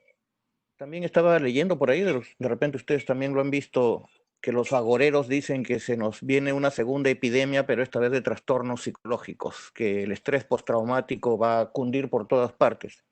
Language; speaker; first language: Spanish; native; Spanish